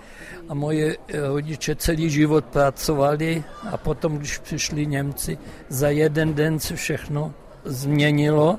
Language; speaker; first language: Czech; non-native, local second language; German